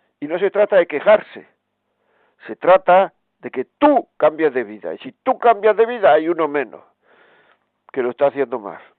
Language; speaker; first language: Spanish; native; Spanish